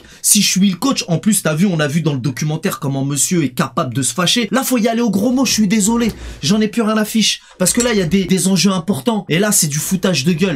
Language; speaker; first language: French; native; French